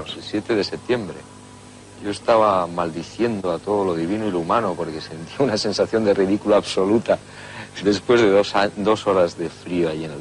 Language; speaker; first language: Spanish; native; Spanish